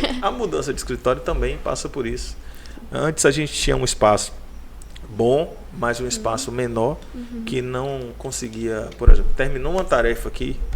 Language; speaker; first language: Portuguese; native; Portuguese